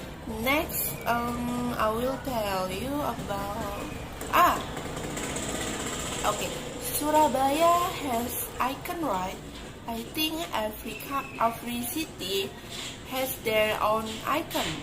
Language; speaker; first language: English; non-native, learner; Indonesian